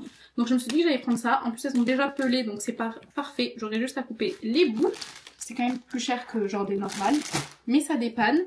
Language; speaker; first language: French; native; French